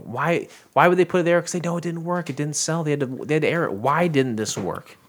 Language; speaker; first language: English; native; English